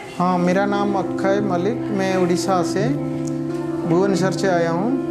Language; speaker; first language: Hindi; non-native, local second language; Odia